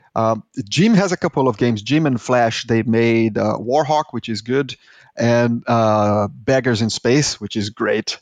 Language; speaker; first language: English; non-native, fluent; Portuguese